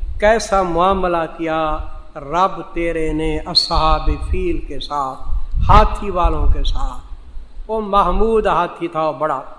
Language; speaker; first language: Urdu; non-native, local second language; Saraiki